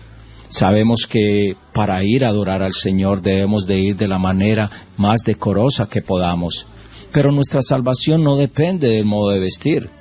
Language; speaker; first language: Spanish; native; Spanish